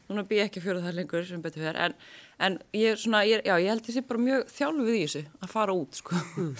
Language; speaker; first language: Icelandic; native; Icelandic